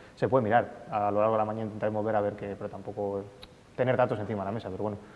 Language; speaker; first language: Spanish; native; Spanish